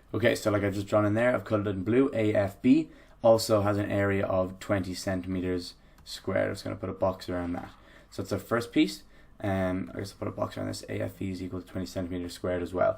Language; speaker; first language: English; native; English